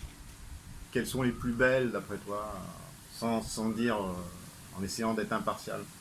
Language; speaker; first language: French; native; French